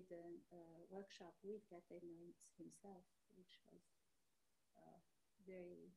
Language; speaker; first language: English; non-native, fluent; Arabic